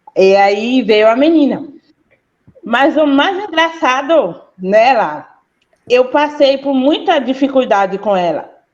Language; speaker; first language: Portuguese; non-native, fluent; Haitian Creole